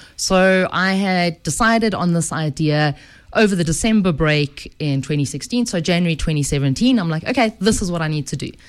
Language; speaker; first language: English; native; English